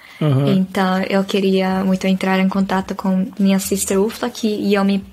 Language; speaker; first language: Portuguese; non-native, fluent; Dutch